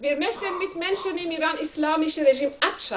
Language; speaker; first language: German; non-native, learner; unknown